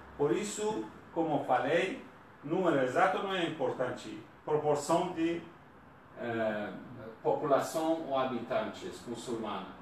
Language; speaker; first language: Portuguese; non-native, learner; Persian